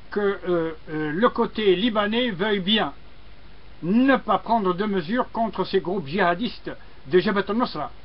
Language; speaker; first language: French; non-native, local second language; Arabic